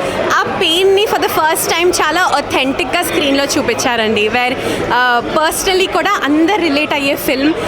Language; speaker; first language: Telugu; native; Telugu